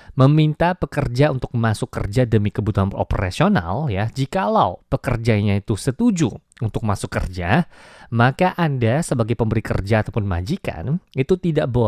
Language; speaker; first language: Indonesian; native; Indonesian